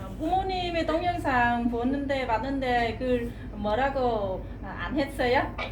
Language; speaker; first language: Korean; non-native, fluent; Vietnamese